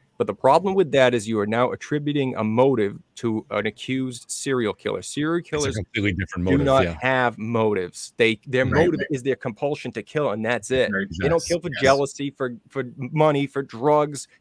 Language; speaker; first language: English; native; English